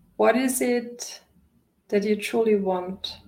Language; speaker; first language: English; non-native, fluent; German